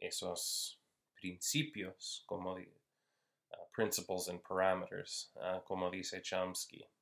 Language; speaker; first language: Spanish; non-native, fluent; English